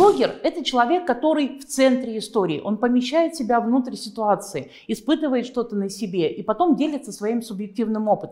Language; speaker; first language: Russian; native; Russian